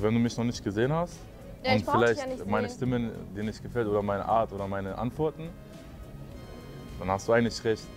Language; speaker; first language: German; early bilingual, other home language; Arabic